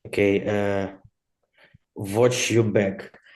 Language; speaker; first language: English; non-native, learner; Ukrainian